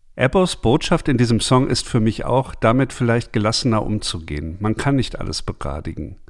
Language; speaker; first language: German; native; German